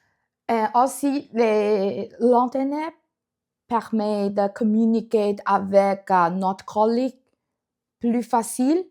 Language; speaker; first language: French; non-native, learner; Chinese